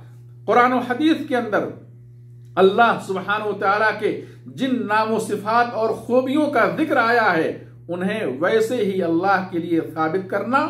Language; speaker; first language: Urdu; native; Urdu